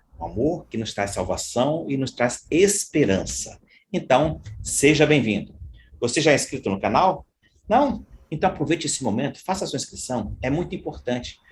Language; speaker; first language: Portuguese; native; Portuguese